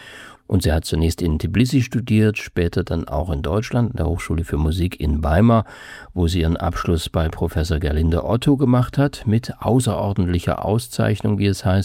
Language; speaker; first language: German; native; German